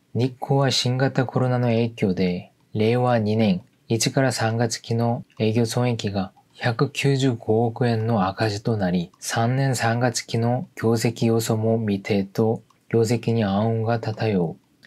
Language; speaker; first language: Japanese; non-native, fluent; Korean